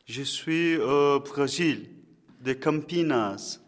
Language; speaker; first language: French; non-native, learner; Portuguese